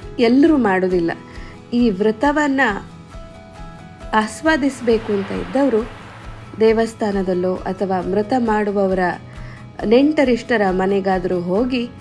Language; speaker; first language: Kannada; non-native, local second language; Tulu